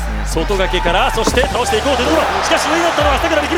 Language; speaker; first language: Japanese; native; Japanese